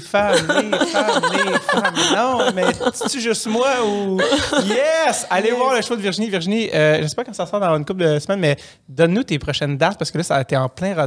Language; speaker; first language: French; native; French